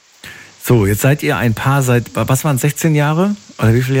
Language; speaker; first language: German; native; German